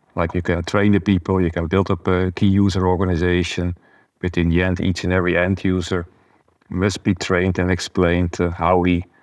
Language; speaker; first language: English; non-native, fluent; Dutch